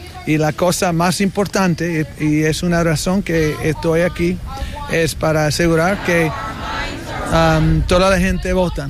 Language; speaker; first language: Spanish; non-native, fluent; English